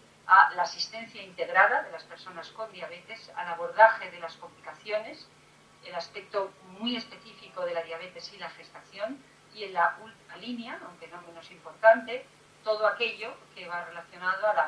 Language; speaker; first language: Spanish; native; Spanish